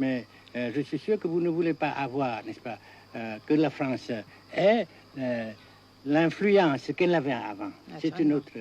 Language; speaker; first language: French; non-native, local second language; Vietnamese